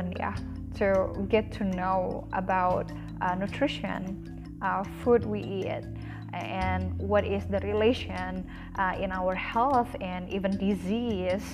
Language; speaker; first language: English; non-native, fluent; Indonesian